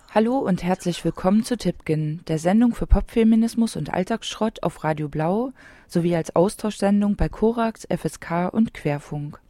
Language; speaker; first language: German; native; German